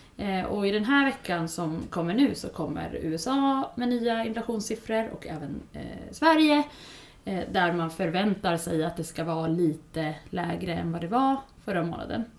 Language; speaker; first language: Swedish; native; Swedish